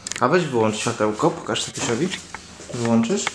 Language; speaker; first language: Polish; native; Polish